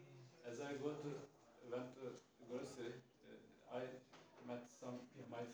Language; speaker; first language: English; non-native, learner; Turkish